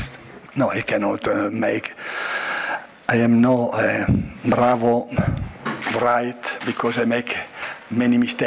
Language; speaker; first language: English; non-native, learner; Italian